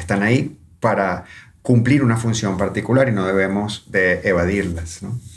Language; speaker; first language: Spanish; native; Spanish